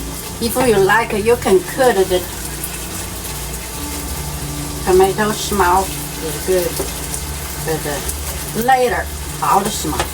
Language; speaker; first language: English; non-native, learner; Chinese